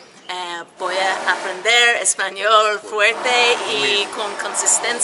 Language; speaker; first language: Spanish; non-native, learner; English